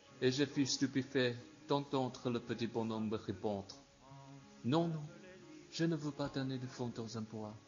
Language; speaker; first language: French; non-native, learner; Chinese